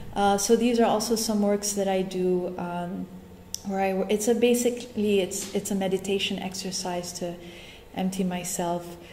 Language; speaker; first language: English; non-native, local second language; Arabic